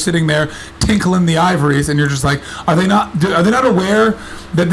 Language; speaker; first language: English; native; English